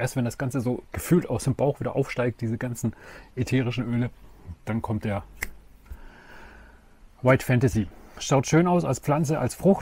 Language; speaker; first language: German; native; German